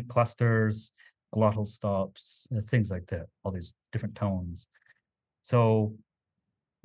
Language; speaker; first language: English; early bilingual, other home language; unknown